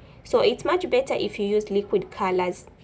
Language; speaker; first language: English; non-native, local second language; Swahili